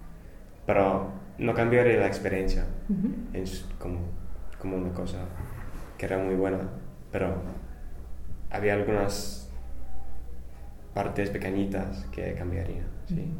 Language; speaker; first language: Spanish; non-native, fluent; English